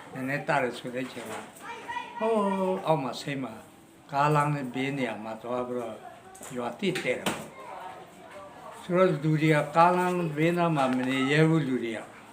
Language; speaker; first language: Burmese; non-native, local second language; Western Kayah